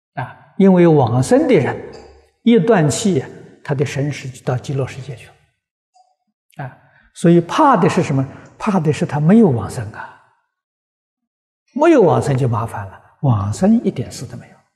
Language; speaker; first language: Chinese; native; Chinese